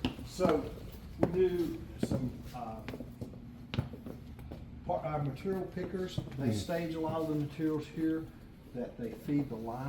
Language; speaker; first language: English; native; English